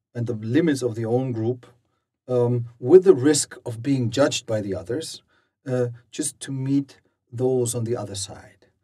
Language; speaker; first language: English; non-native, fluent; German